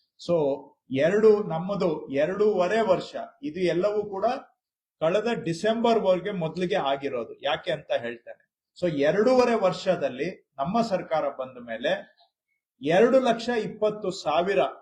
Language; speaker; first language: Kannada; native; Kannada